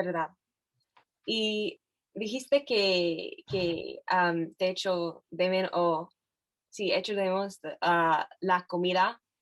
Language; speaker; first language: Spanish; non-native, fluent; English